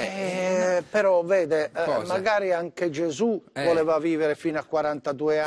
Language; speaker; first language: Italian; native; Italian